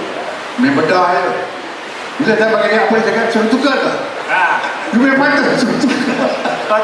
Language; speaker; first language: Malay; native; Malay